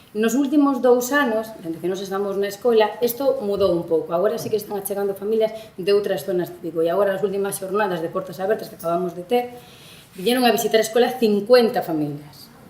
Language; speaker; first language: Galician; non-native, local second language; Spanish